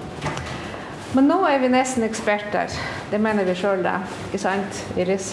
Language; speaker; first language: Norwegian; non-native, fluent; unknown